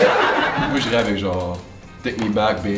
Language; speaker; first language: French; native; French